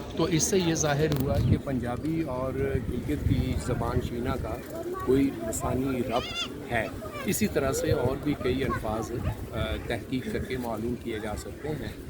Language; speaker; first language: Urdu; non-native, local second language; Punjabi